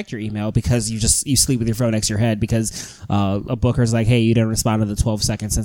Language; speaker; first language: English; native; English